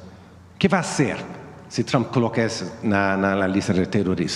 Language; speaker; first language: Spanish; non-native, fluent; Swedish